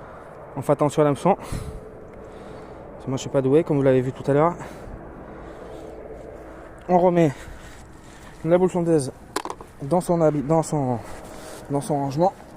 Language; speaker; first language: French; native; French